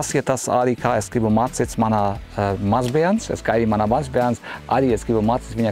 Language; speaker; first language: Latvian; non-native, learner; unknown